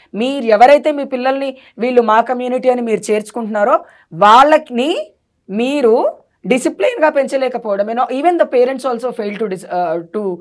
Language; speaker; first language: Telugu; native; Telugu